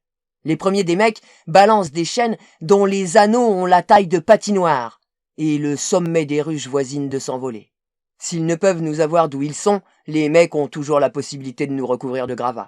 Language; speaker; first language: French; native; French